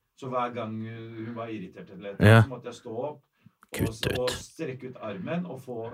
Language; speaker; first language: Norwegian; early bilingual, other home language; Arabic